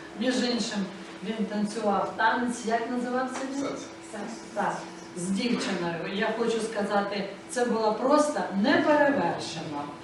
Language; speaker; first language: Ukrainian; native; Ukrainian